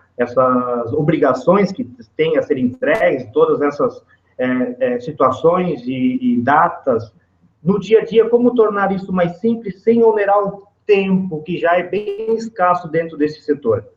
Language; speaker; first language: Portuguese; native; Portuguese